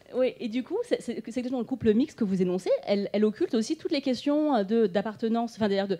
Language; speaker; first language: French; native; French